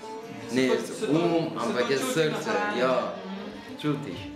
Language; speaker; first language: Slovenian; non-native, learner; Persian